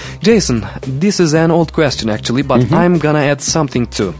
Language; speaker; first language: English; non-native, fluent; Turkish